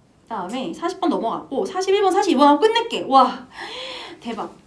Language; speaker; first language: Korean; native; Korean